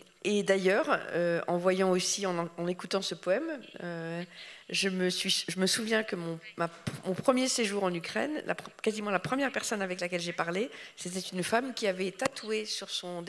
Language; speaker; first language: French; native; French